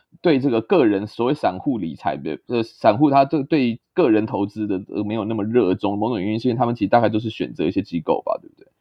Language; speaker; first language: Chinese; native; Chinese